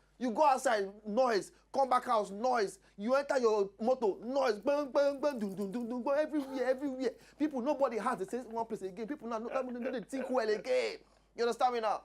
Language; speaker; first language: Nigerian Pidgin; native; Nigerian Pidgin